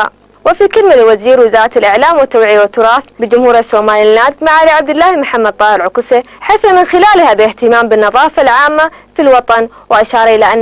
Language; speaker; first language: Arabic; non-native, local second language; Somali